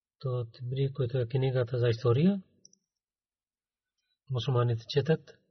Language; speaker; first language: Bulgarian; non-native, learner; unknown